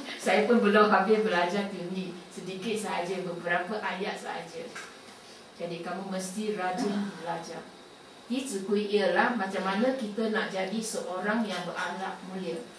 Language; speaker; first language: Malay; non-native, local second language; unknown